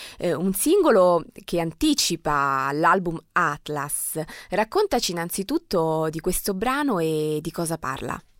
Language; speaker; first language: Italian; native; Italian